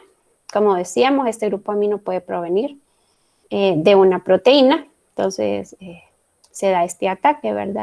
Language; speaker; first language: Spanish; native; Spanish